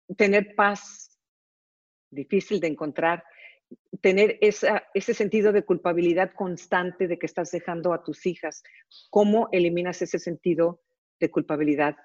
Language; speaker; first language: Spanish; early bilingual, heritage; Spanish